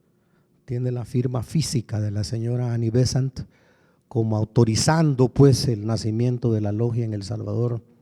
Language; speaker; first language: Spanish; native; Spanish